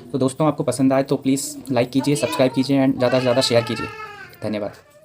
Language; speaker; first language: Hindi; native; Hindi